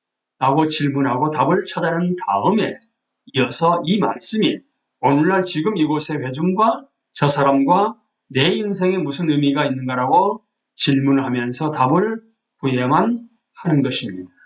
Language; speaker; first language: Korean; native; Korean